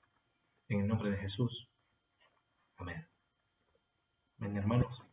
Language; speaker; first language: Spanish; native; Spanish